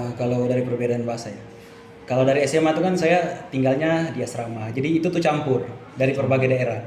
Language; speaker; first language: Indonesian; early bilingual, heritage; Indonesian